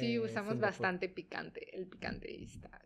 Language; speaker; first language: Spanish; non-native, fluent; Tamil